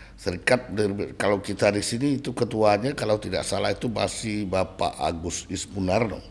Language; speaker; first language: Indonesian; native; Indonesian